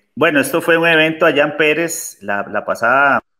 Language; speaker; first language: Spanish; native; Spanish